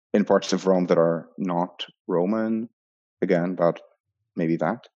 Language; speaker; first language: English; non-native, fluent; Hebrew